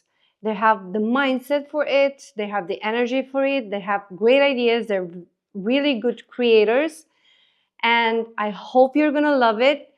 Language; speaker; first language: English; non-native, fluent; Romanian